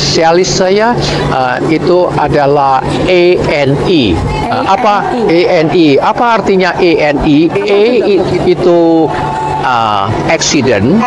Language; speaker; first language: Indonesian; non-native, learner; Cantonese